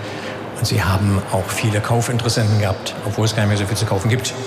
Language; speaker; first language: German; native; German